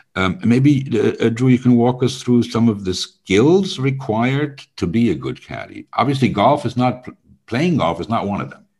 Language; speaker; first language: English; non-native, fluent; German